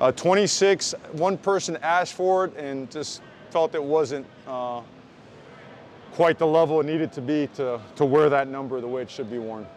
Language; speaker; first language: English; early bilingual, other home language; Spanish